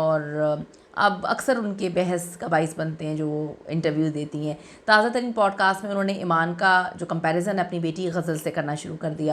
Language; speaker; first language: Urdu; native; Urdu